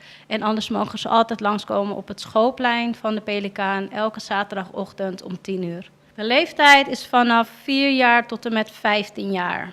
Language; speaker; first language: Dutch; native; Dutch